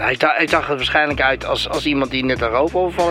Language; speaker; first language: Dutch; native; Dutch